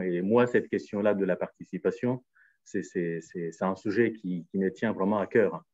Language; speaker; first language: French; native; French